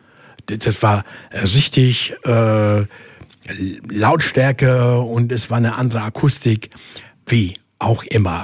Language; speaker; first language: German; native; German